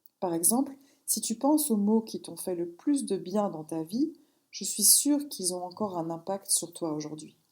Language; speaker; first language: French; native; French